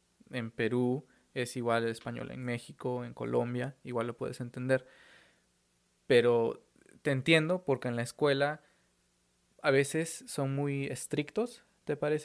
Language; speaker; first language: Spanish; native; Spanish